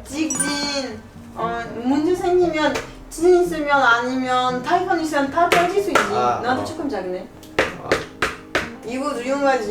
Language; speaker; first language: Korean; non-native, learner; French